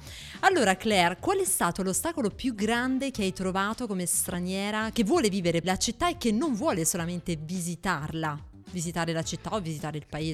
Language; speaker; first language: Italian; native; Italian